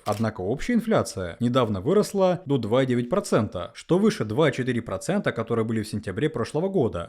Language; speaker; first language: Russian; native; Russian